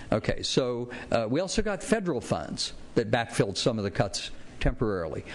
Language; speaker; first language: English; native; English